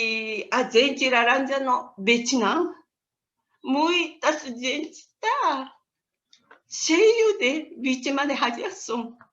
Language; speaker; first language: Portuguese; non-native, learner; Japanese